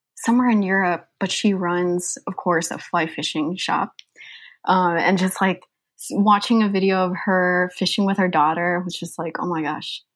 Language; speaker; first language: English; native; English